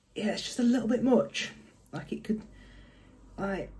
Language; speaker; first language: English; native; English